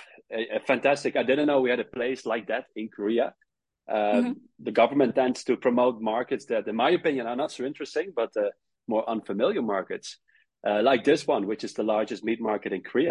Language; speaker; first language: English; non-native, fluent; Dutch